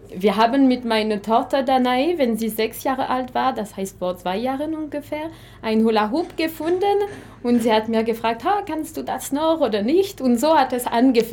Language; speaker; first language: German; non-native, fluent; French